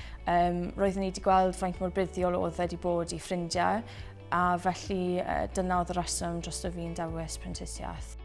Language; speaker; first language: Welsh; non-native, local second language; English